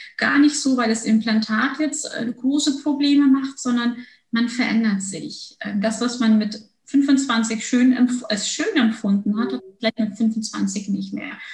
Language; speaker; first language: German; early bilingual, other home language; Turkish